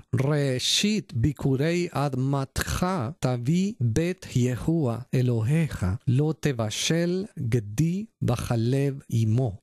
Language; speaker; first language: Hebrew; non-native, learner; Spanish